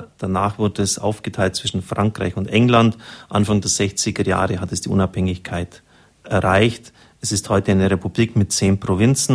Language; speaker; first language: German; native; German